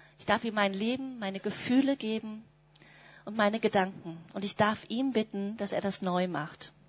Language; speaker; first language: German; native; German